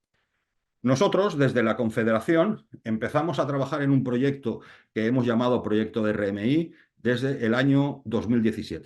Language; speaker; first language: Spanish; native; Spanish